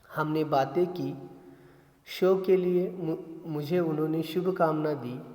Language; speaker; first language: Hindi; non-native, local second language; Marathi